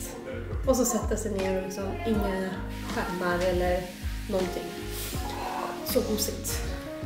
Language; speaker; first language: Swedish; native; Swedish